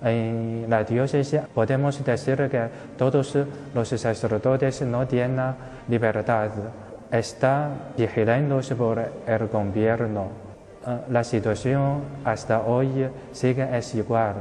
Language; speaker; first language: Spanish; non-native, fluent; Chinese